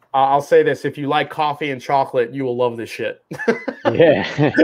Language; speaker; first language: English; native; English